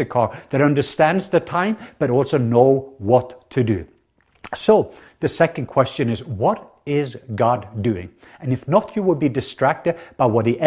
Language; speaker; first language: English; non-native, fluent; Norwegian